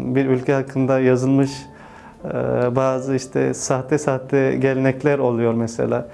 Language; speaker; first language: Turkish; non-native, fluent; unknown